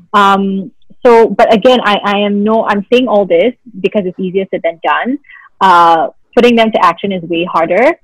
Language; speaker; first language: English; native; English